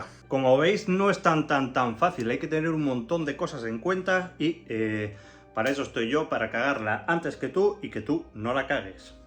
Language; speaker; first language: Spanish; native; Spanish